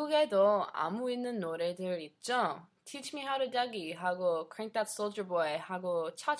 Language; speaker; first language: Korean; non-native, learner; English